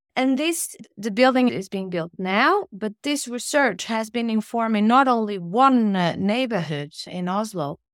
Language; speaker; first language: English; non-native, fluent; Portuguese